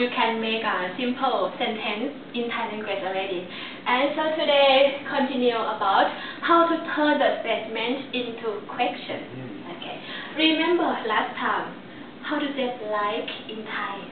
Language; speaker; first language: English; non-native, learner; Thai